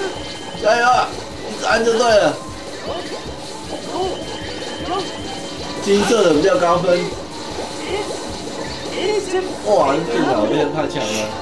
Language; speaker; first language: Chinese; native; Chinese